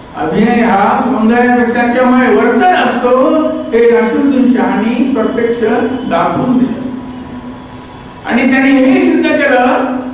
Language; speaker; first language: Marathi; native; Marathi